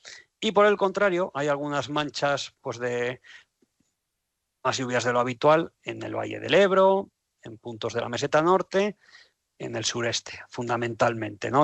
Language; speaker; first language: Spanish; native; Spanish